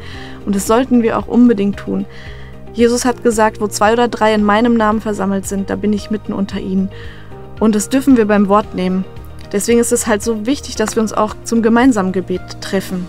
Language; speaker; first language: German; native; German